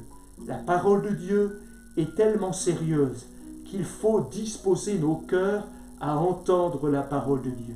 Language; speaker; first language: French; native; French